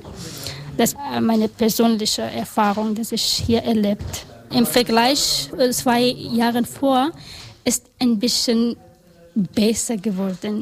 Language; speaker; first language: German; non-native, learner; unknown